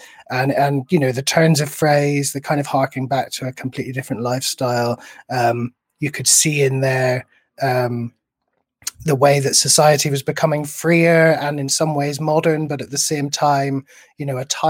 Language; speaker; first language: English; native; English